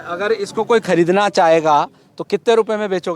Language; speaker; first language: Hindi; native; Hindi